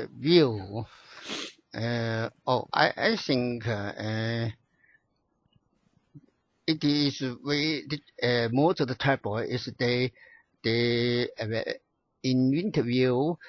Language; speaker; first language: English; non-native, learner; Chinese